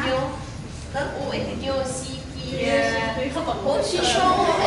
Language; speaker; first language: French; non-native, learner; Arabic